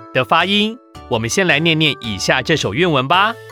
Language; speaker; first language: Chinese; native; Chinese